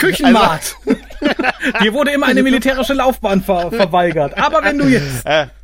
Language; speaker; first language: German; native; German